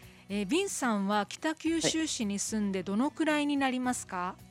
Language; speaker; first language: Japanese; native; Japanese